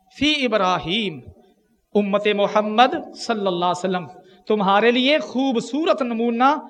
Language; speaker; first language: Urdu; non-native, local second language; Punjabi